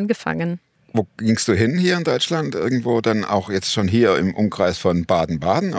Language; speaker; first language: German; native; German